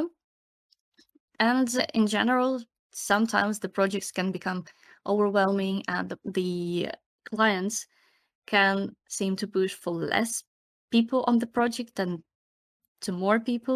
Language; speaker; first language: English; non-native, fluent; Ukrainian